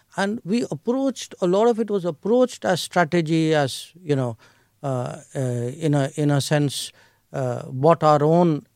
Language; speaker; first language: English; non-native, local second language; Hindi